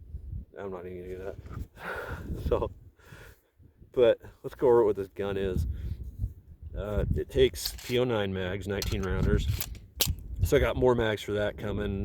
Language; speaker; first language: English; native; English